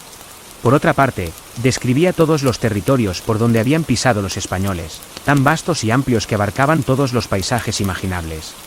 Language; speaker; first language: Spanish; native; Spanish